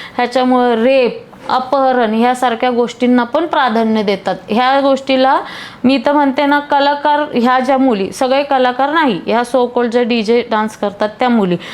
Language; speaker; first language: Marathi; early bilingual, other home language; Hindi